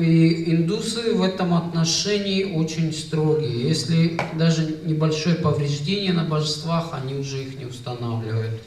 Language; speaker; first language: Russian; native; Russian